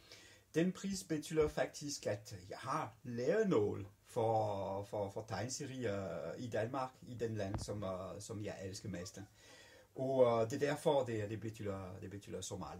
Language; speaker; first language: Danish; non-native, fluent; French